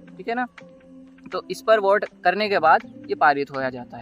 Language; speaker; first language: Hindi; native; Hindi